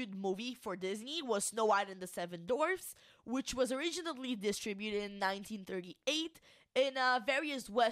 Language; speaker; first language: English; non-native, fluent; Portuguese